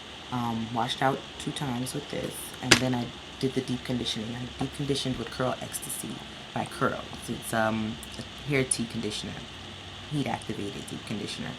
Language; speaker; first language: English; native; English